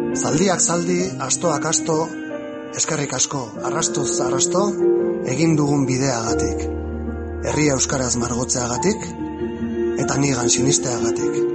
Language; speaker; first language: Basque; non-native, local second language; Spanish